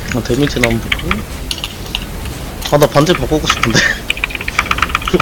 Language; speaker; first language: Korean; native; Korean